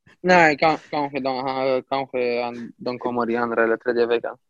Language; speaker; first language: Swedish; non-native, fluent; Romanian